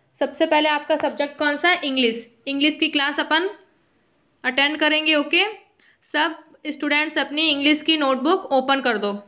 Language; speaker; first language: Hindi; native; Hindi